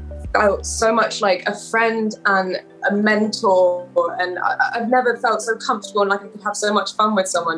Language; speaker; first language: English; native; English